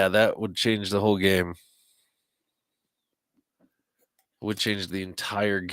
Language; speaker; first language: English; native; English